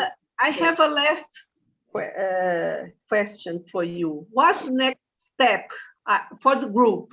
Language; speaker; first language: English; non-native, fluent; Portuguese